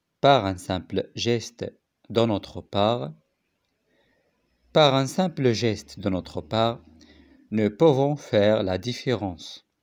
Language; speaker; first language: French; non-native, local second language; Arabic